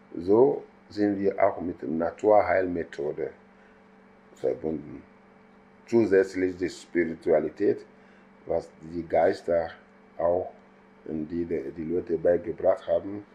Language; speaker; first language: German; non-native, fluent; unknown